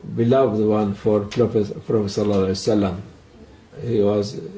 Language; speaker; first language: English; non-native, learner; Turkish